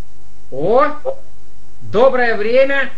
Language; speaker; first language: Russian; native; Russian